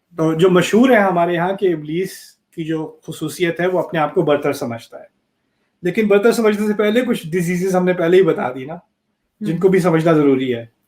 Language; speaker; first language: Urdu; early bilingual, heritage; Urdu